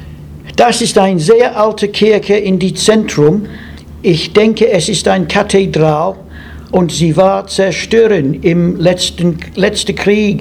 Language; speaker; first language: German; non-native, learner; English